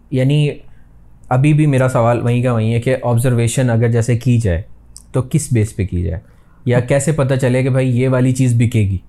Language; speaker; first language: Urdu; native; Urdu